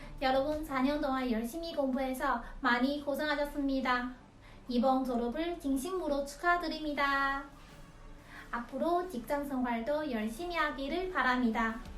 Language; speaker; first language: Korean; non-native, fluent; Chinese